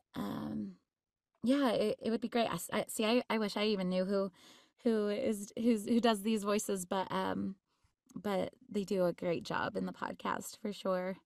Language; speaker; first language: English; native; English